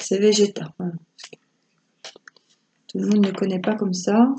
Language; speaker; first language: French; native; French